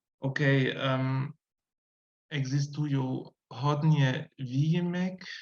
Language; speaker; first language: Czech; non-native, learner; German